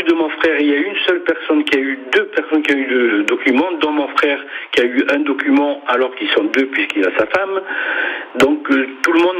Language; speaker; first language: French; native; French